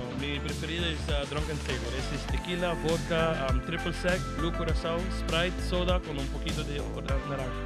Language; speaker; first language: Spanish; non-native, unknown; Papiamento